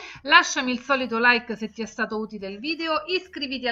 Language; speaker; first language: Italian; native; Italian